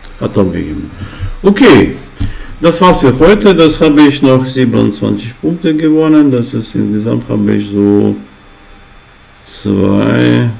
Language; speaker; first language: German; non-native, fluent; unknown